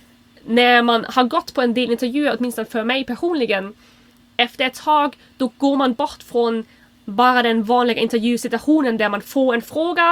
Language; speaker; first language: Swedish; non-native, fluent; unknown